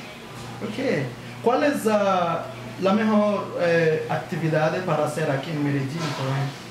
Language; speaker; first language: Spanish; non-native, learner; English